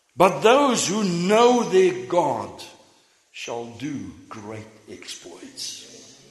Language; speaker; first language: English; non-native, local second language; Afrikaans